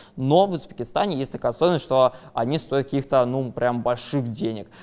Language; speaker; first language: Russian; native; Russian